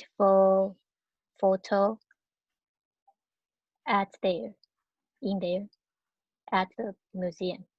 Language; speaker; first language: English; non-native, learner; Chinese